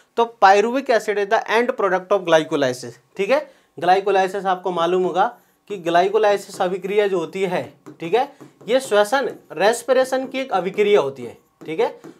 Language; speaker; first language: Hindi; native; Hindi